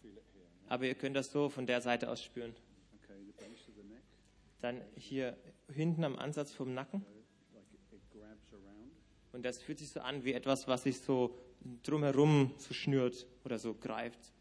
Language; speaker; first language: German; native; German